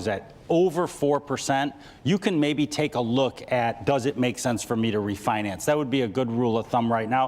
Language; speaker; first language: English; native; English